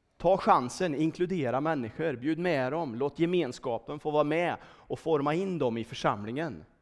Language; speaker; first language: Swedish; native; Swedish